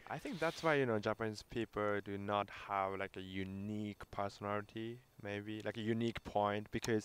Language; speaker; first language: English; non-native, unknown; Japanese